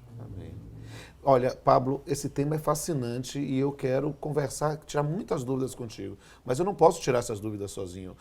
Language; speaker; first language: Portuguese; native; Portuguese